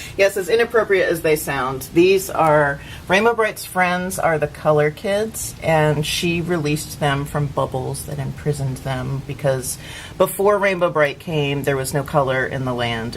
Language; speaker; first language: English; native; English